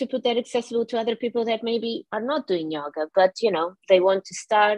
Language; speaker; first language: English; non-native, fluent; Portuguese